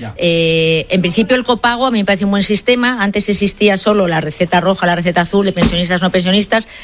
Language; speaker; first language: Spanish; native; Spanish